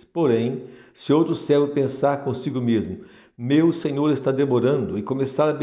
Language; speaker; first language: Portuguese; native; Portuguese